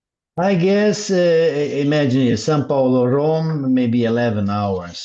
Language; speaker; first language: English; non-native, learner; Portuguese